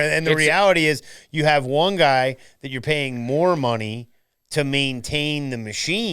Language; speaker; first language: English; native; English